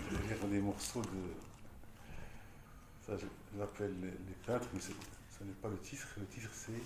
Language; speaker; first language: French; non-native, local second language; Arabic